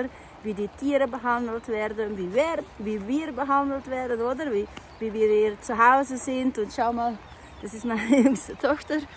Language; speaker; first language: German; non-native, fluent; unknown